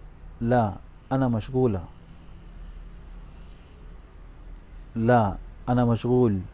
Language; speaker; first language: Arabic; non-native, fluent; Urdu